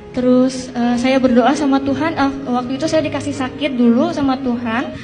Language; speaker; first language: Indonesian; native; Indonesian